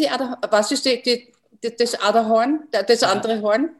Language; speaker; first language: German; non-native, fluent; English